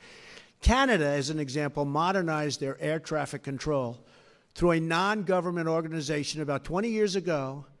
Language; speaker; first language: English; native; English